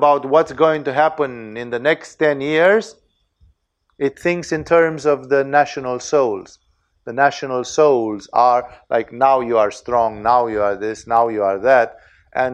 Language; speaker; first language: English; non-native, fluent; Romanian